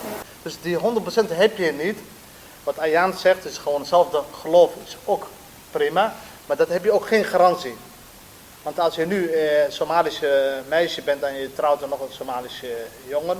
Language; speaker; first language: Dutch; non-native, fluent; Somali